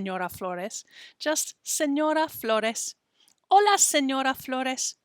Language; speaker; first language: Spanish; non-native, fluent; English